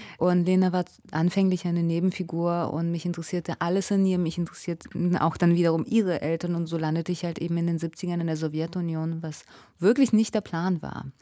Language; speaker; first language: German; early bilingual, other home language; Russian